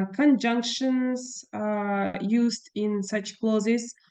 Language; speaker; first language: English; non-native, fluent; Russian